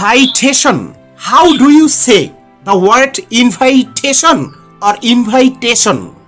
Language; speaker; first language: English; non-native, learner; Bangla